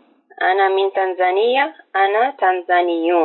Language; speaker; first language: Arabic; non-native, learner; Tigrinya